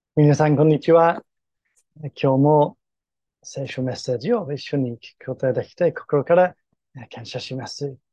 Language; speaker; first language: Japanese; non-native, fluent; English